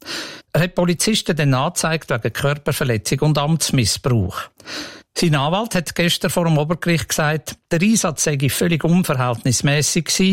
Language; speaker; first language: German; native; German